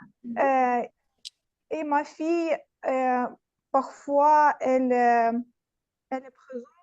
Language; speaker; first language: French; non-native, learner; Russian